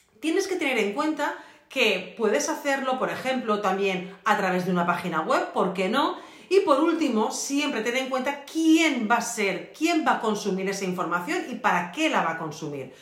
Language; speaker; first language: Spanish; native; Spanish